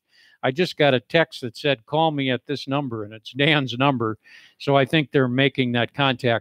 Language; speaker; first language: English; native; English